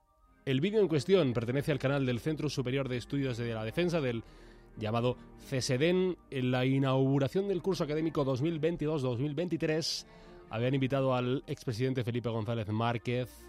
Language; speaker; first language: Spanish; native; Spanish